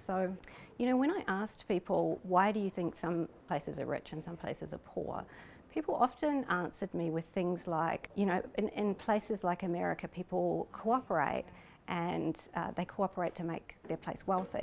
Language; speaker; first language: English; native; English